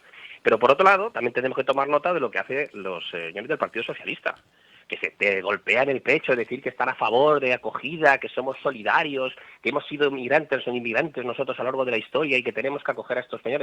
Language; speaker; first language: Spanish; native; Spanish